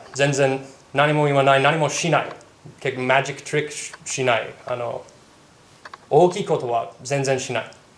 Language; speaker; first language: Japanese; non-native, learner; English